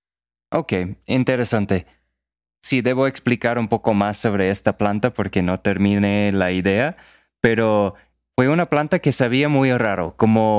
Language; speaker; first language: Spanish; non-native, fluent; English